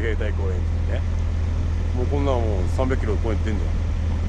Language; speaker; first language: Japanese; native; Japanese